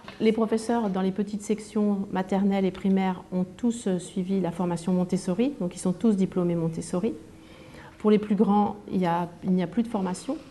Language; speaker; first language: French; native; French